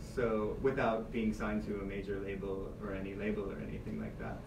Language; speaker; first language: English; native; English